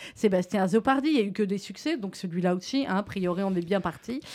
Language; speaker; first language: French; native; French